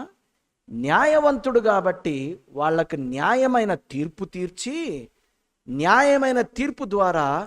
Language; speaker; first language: Telugu; native; Telugu